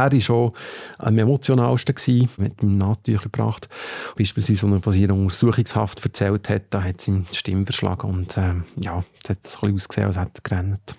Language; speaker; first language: German; native; German